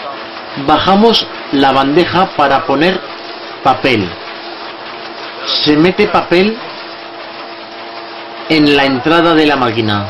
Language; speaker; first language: Spanish; native; Spanish